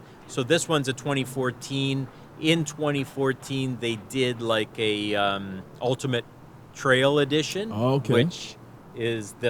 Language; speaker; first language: English; native; English